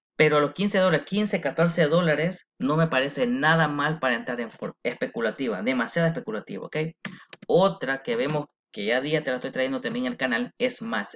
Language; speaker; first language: Spanish; early bilingual, heritage; Spanish